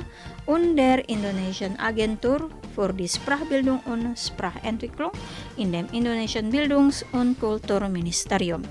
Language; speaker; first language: German; non-native, fluent; Indonesian